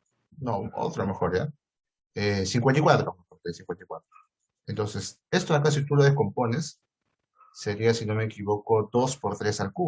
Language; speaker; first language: Spanish; native; Spanish